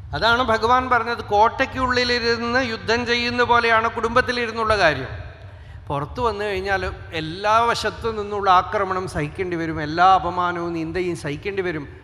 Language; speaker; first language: Malayalam; non-native, local second language; Tamil